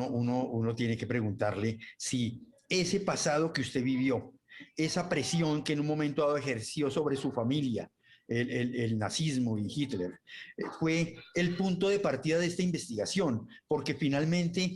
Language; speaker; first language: Spanish; native; Spanish